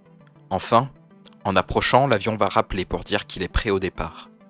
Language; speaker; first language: French; native; French